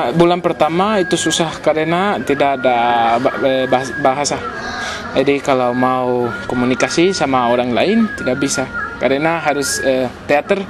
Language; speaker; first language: Indonesian; non-native, learner; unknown